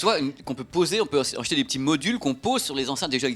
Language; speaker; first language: French; native; French